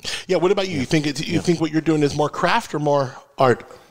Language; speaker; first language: English; native; English